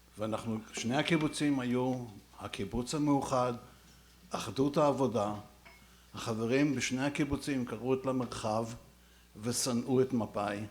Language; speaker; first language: Hebrew; native; Hebrew